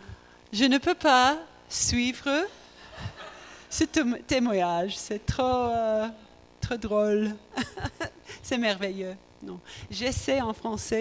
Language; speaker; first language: French; non-native, learner; English